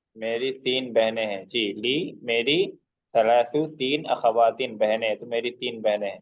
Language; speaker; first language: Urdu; native; Urdu